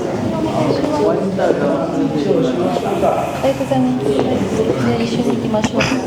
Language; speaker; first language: Japanese; non-native, learner; Bangla